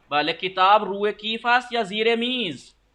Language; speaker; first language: Persian; non-native, fluent; Urdu